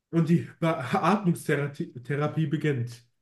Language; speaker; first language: German; native; German